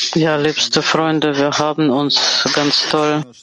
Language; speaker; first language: German; non-native, fluent; Portuguese